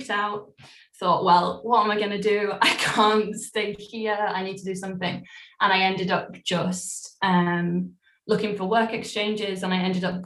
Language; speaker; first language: English; native; English